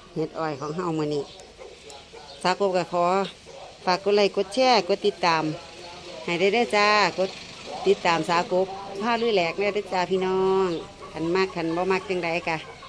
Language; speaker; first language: Thai; native; Thai